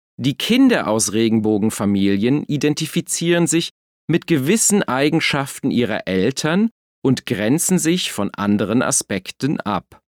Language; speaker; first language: German; native; German